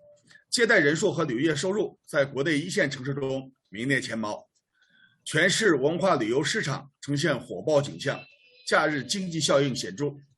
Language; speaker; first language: Chinese; native; Chinese